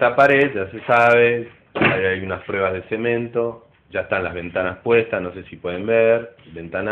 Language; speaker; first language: Spanish; native; Spanish